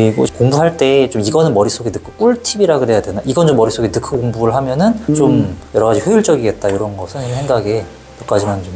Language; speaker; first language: Korean; native; Korean